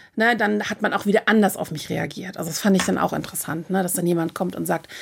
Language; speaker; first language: German; native; German